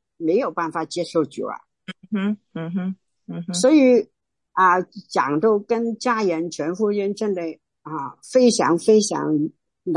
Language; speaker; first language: Chinese; non-native, local second language; Cantonese